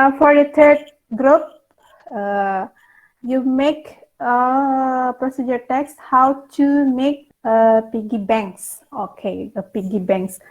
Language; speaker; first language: English; non-native, fluent; Indonesian